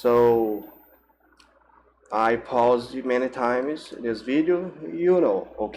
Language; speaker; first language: English; non-native, learner; Portuguese